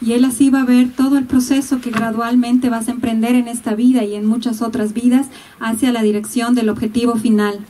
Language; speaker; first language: Spanish; native; Spanish